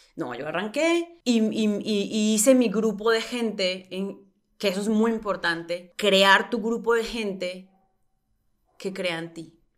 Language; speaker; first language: Spanish; native; Spanish